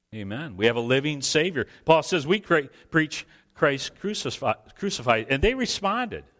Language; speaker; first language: English; native; English